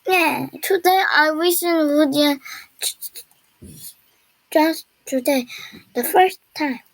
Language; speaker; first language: English; non-native, learner; Korean